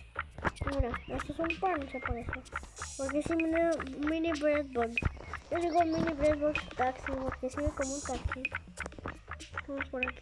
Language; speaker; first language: Spanish; early bilingual, heritage; Spanish